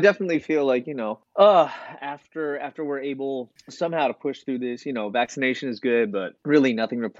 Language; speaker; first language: English; native; English